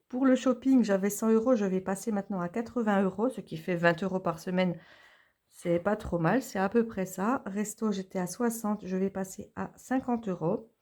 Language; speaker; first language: French; native; French